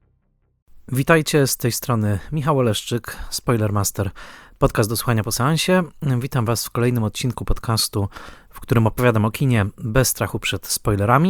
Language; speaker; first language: Polish; native; Polish